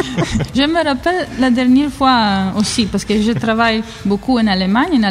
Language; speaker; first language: French; non-native, learner; Italian